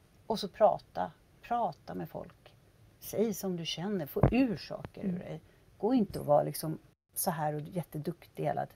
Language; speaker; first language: Swedish; native; Swedish